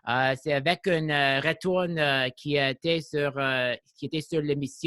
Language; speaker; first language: French; non-native, local second language; English